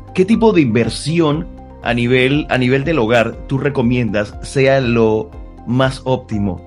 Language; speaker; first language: Spanish; native; Spanish